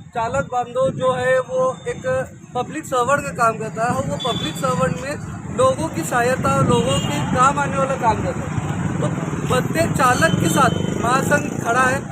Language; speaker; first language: Hindi; non-native, local second language; Urdu